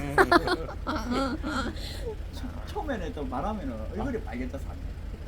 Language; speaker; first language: Korean; native; Korean